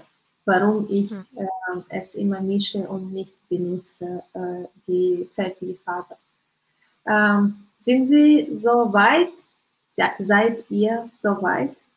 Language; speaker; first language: German; non-native, learner; Russian